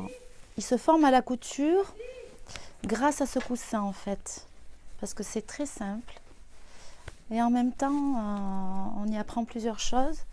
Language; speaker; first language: French; native; French